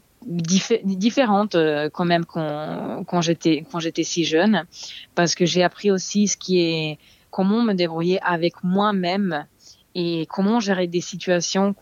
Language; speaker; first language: French; non-native, fluent; Serbian